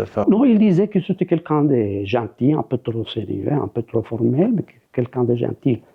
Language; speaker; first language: French; non-native, fluent; Spanish